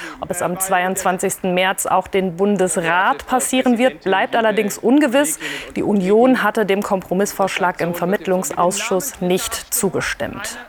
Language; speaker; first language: German; native; German